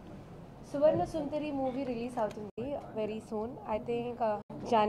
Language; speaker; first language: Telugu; non-native, local second language; Malayalam